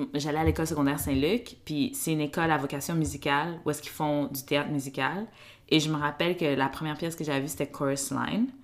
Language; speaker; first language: French; early bilingual, other home language; Kinyarwanda